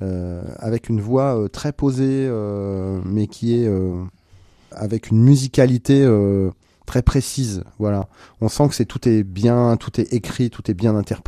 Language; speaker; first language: French; native; French